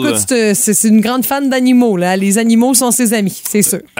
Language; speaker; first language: French; native; French